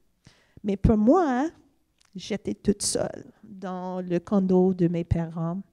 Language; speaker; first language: French; non-native, fluent; English